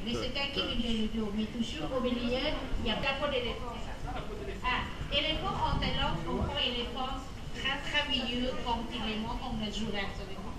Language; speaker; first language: French; non-native, learner; Thai